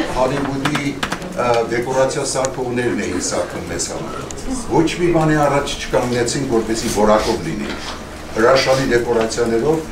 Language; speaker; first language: Armenian; native; Armenian